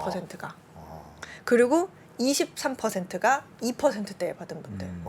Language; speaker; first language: Korean; native; Korean